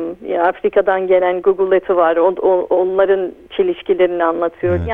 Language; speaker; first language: Turkish; early bilingual, heritage; Turkish